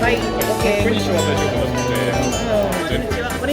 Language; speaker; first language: Japanese; non-native, learner; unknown